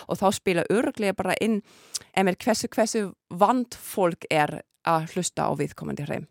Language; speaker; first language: Icelandic; non-native, fluent; German